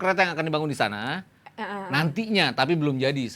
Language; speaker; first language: Indonesian; native; Indonesian